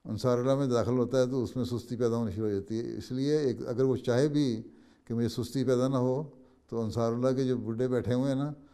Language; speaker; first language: Urdu; native; Urdu